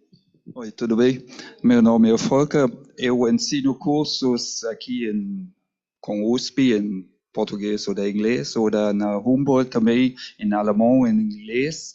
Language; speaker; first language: Portuguese; non-native, learner; German